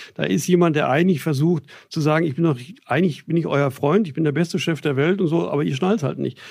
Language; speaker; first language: German; native; German